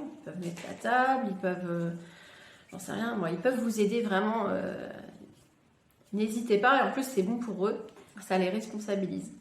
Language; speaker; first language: French; native; French